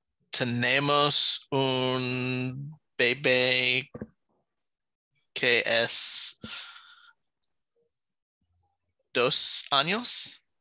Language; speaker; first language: Spanish; non-native, learner; English